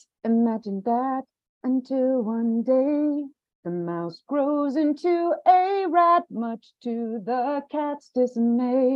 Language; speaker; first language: English; native; English